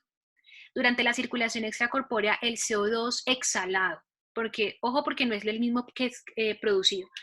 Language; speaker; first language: Spanish; native; Spanish